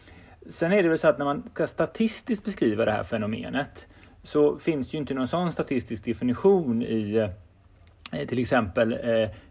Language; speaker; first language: Swedish; native; Swedish